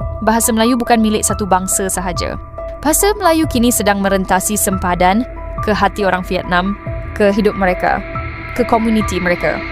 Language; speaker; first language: Malay; native; Malay